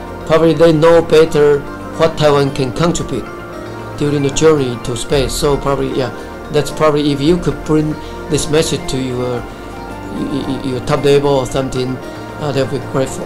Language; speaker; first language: English; non-native, fluent; Chinese